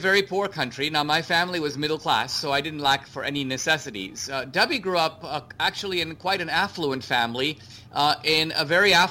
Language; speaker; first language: English; non-native, local second language; Konkani